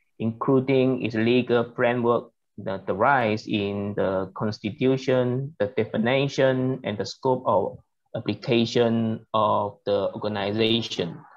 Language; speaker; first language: English; non-native, learner; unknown